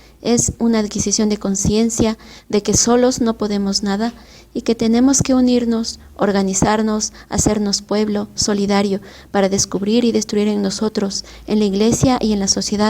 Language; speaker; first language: Spanish; native; Spanish